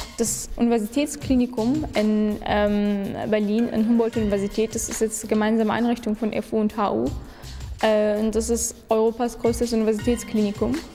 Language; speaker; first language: German; non-native, fluent; Turkish